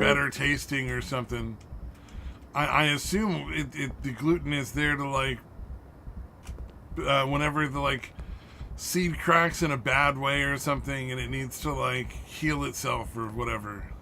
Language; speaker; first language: English; native; English